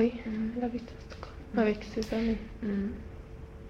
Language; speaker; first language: French; non-native, learner; Swedish